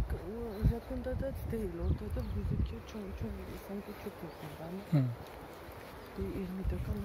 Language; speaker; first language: Turkish; non-native, learner; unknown